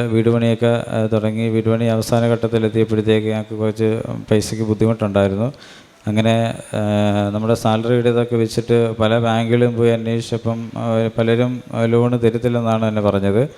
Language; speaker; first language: Malayalam; native; Malayalam